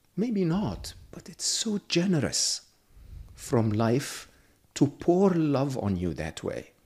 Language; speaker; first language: English; non-native, fluent; Arabic